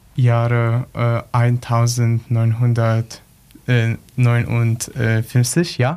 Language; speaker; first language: German; non-native, learner; Polish